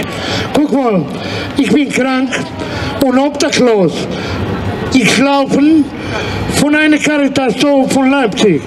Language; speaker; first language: German; non-native, learner; Romanian